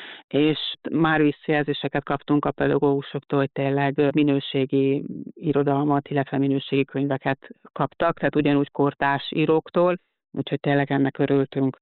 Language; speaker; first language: Hungarian; native; Hungarian